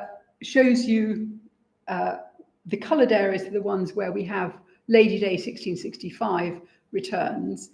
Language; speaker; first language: English; native; English